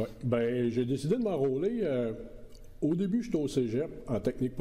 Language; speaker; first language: French; native; French